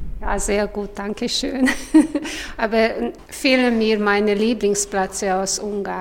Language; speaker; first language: German; non-native, learner; Hungarian